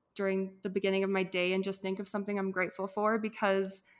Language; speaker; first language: English; native; English